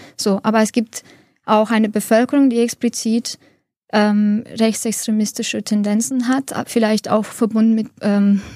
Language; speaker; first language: German; early bilingual, other home language; Romanian